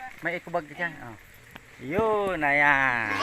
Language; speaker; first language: Filipino; non-native, local second language; Bikol